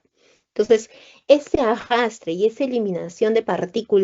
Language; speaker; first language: Spanish; native; Spanish